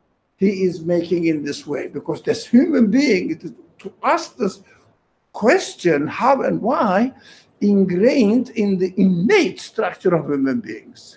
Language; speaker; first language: English; non-native, fluent; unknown